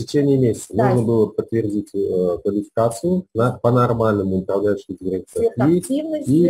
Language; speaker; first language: Russian; native; Russian